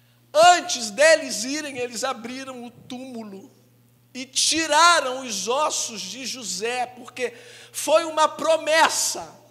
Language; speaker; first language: Portuguese; native; Portuguese